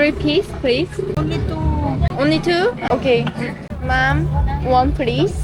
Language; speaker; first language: English; non-native, learner; Korean